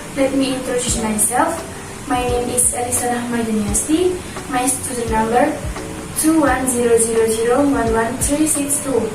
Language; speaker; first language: English; non-native, learner; Indonesian